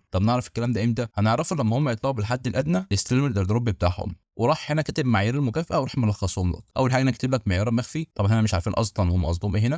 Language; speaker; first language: Arabic; native; Arabic